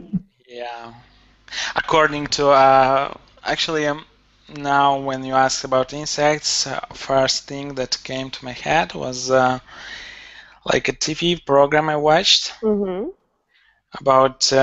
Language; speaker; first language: English; non-native, learner; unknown